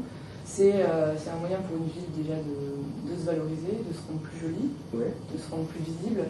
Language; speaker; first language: French; native; French